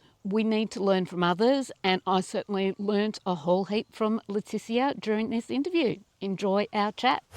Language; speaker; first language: English; native; English